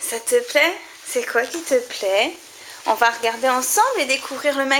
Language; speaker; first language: French; native; French